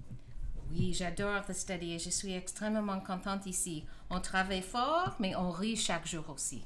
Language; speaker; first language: French; non-native, fluent; English